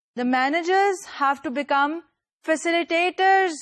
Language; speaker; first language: English; non-native, local second language; Urdu